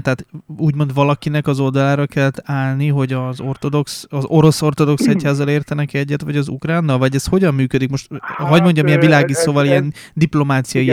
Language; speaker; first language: Hungarian; native; Hungarian